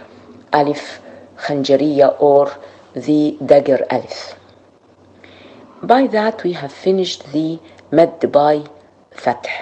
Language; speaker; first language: English; non-native, fluent; Arabic